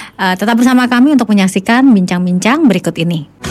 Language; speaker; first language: Indonesian; native; Indonesian